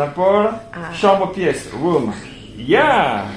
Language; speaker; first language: English; non-native, learner; French